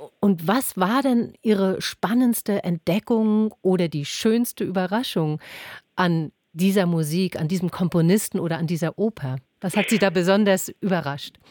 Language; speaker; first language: German; native; German